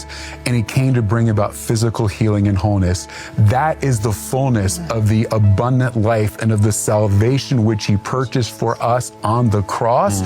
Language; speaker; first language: English; native; English